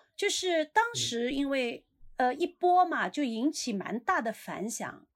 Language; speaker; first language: Chinese; native; Chinese